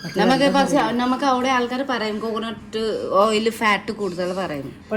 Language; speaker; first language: Malayalam; non-native, learner; Nepali